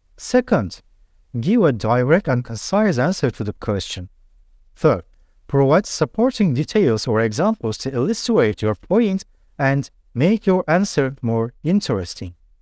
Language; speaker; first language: English; non-native, fluent; Turkish